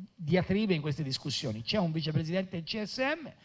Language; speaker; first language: Italian; native; Italian